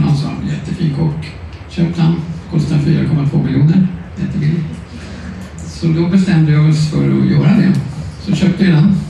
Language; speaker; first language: Swedish; native; Swedish